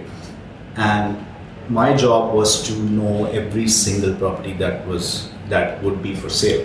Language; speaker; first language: English; non-native, local second language; Urdu